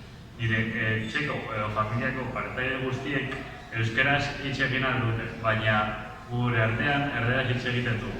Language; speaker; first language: Basque; non-native, local second language; Spanish